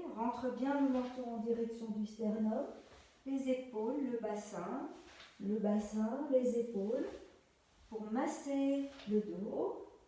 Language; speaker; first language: French; native; French